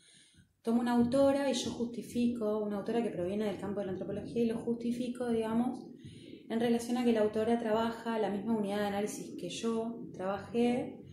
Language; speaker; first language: Spanish; native; Spanish